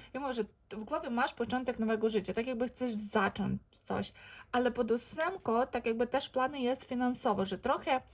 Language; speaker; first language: Polish; non-native, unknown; Ukrainian